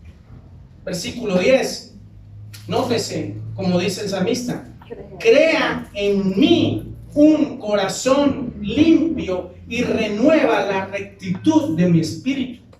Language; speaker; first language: Spanish; native; Spanish